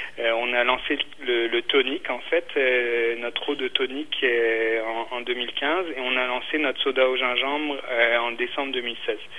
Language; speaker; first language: French; native; French